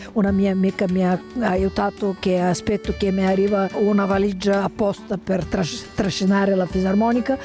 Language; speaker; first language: Italian; non-native, fluent; Bulgarian